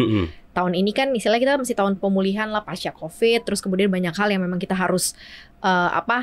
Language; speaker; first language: Indonesian; native; Indonesian